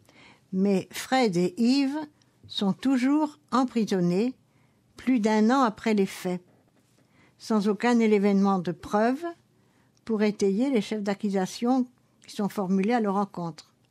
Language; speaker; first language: French; native; French